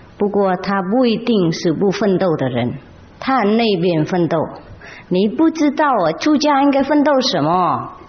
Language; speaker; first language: Chinese; non-native, fluent; Vietnamese